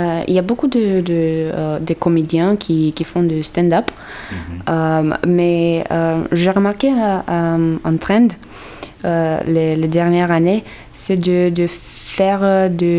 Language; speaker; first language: French; non-native, fluent; Romanian